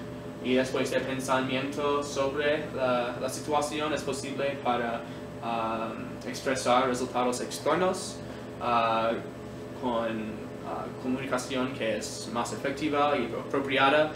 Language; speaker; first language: Spanish; non-native, learner; English